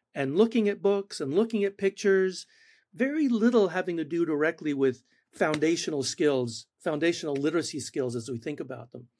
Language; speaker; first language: English; non-native, fluent; Spanish